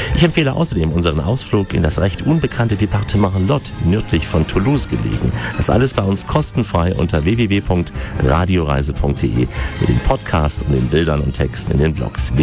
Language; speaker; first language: German; native; German